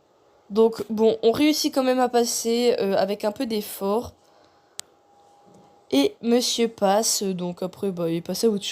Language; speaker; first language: French; native; French